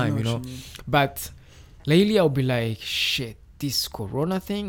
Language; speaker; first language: English; non-native, local second language; Kinyarwanda